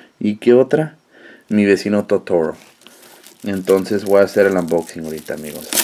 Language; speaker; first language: Spanish; early bilingual, heritage; Spanish